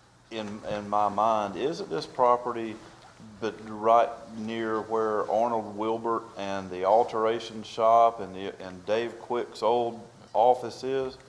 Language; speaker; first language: English; native; English